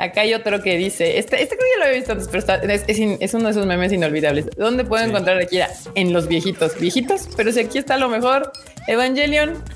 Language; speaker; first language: Spanish; native; Spanish